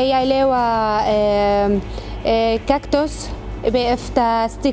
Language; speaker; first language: Danish; non-native, learner; Arabic